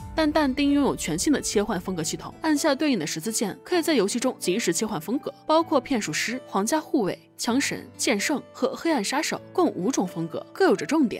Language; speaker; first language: Chinese; native; Chinese